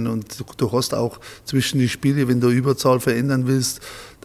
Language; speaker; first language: German; native; German